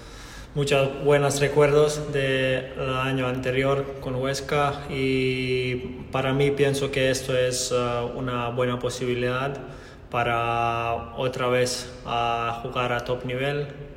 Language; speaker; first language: Spanish; non-native, learner; Croatian